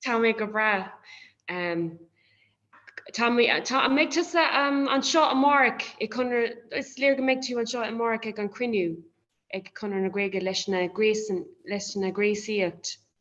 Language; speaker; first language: Irish; non-native, local second language; English